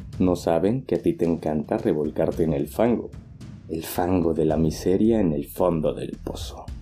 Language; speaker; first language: Spanish; native; Spanish